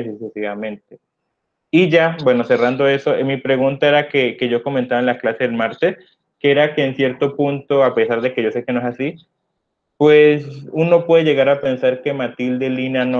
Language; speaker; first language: Spanish; native; Spanish